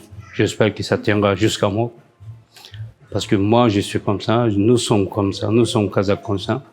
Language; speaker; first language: French; non-native, learner; Turkish